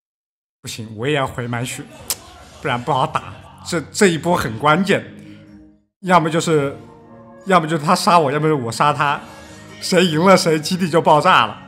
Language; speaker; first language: Chinese; native; Chinese